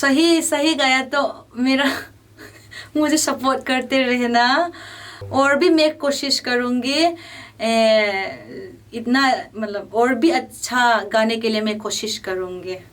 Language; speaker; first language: Hindi; non-native, local second language; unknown